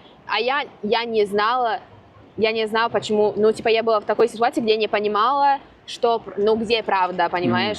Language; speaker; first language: Russian; non-native, fluent; Italian